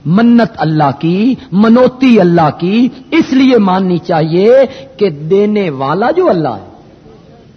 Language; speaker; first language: Urdu; non-native, local second language; Punjabi